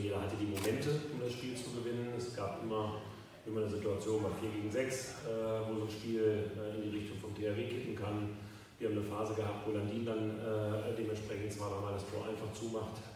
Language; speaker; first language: German; native; German